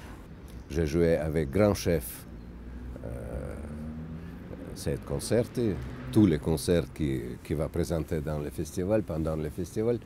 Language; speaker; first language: French; non-native, learner; Russian